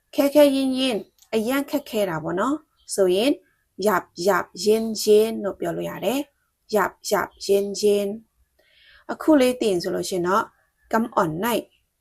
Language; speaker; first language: Burmese; non-native, local second language; Shan